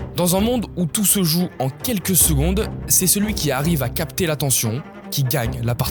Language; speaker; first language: French; native; French